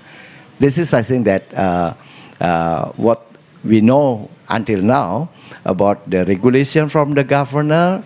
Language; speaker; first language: English; non-native, learner; Indonesian